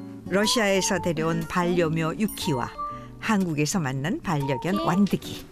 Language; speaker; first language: Korean; native; Korean